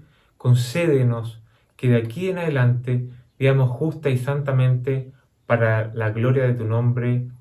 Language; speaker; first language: Spanish; native; Spanish